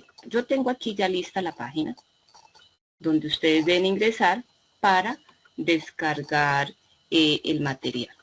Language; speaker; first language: Spanish; native; Spanish